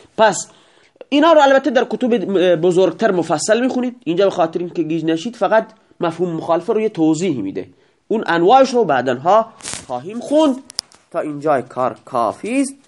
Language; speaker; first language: Persian; non-native, local second language; Baluchi